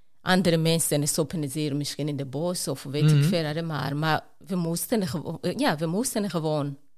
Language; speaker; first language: Dutch; non-native, fluent; Rundi